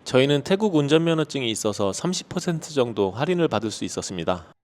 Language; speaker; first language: Korean; native; Korean